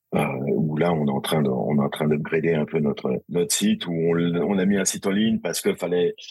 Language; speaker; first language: French; native; French